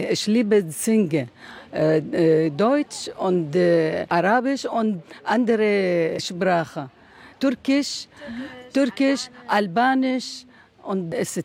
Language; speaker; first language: German; non-native, learner; Arabic